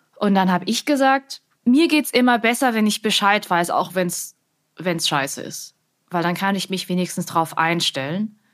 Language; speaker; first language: German; early bilingual, other home language; Vietnamese